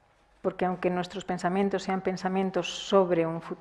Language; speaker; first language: Spanish; native; Spanish